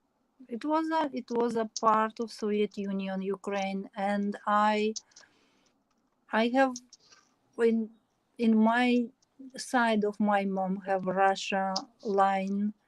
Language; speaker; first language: English; non-native, learner; Ukrainian